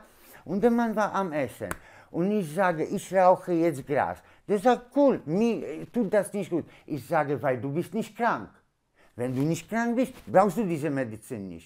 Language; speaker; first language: German; non-native, learner; Polish